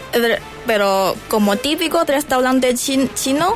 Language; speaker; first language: Spanish; non-native, learner; Chinese